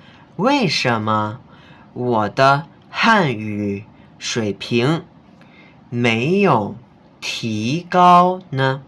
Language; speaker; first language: Chinese; non-native, fluent; Indonesian